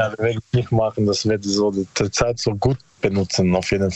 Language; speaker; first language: German; non-native, learner; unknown